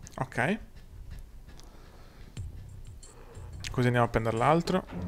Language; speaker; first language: Italian; native; Italian